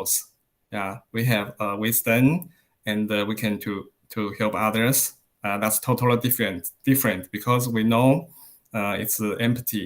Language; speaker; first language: English; non-native, learner; Chinese